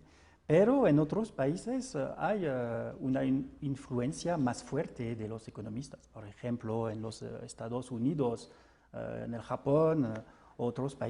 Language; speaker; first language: Spanish; non-native, fluent; French